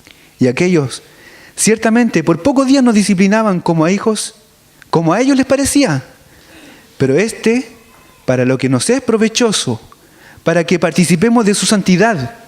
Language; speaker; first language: Spanish; native; Spanish